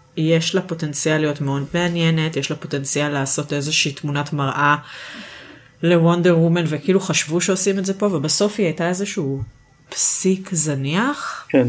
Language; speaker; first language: Hebrew; native; Hebrew